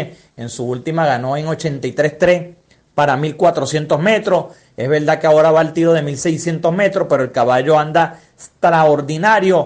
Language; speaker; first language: Spanish; native; Spanish